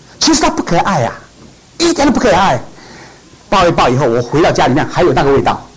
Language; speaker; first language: Chinese; non-native, local second language; Cantonese